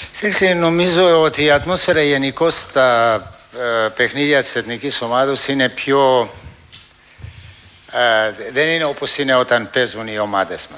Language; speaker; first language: Greek; non-native, fluent; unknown